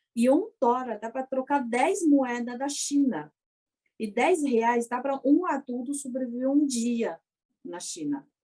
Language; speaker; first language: Portuguese; early bilingual, other home language; Chinese